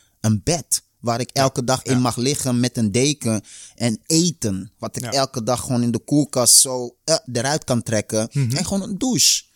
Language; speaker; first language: Dutch; early bilingual, other home language; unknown